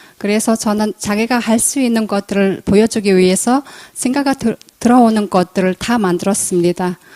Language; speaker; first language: Korean; non-native, fluent; Mongolian